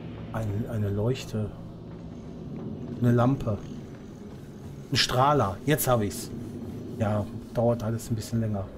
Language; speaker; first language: German; native; German